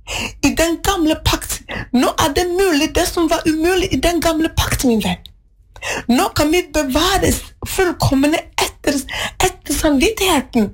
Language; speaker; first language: Norwegian; non-native, fluent; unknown